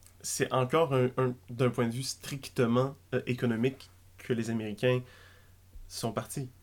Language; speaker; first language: French; native; French